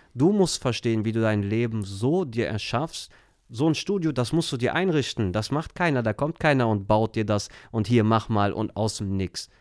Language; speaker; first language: German; early bilingual, other home language; Turkish